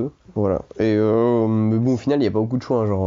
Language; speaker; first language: French; native; French